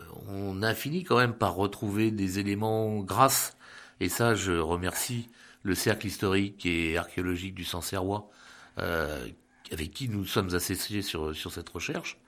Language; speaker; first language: French; native; French